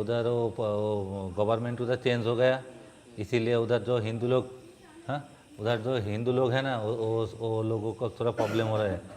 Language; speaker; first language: Hindi; non-native, learner; Bangla